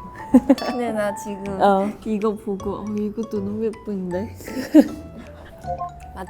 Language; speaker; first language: Korean; non-native, fluent; Chinese